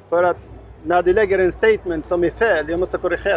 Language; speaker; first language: Swedish; non-native, learner; Arabic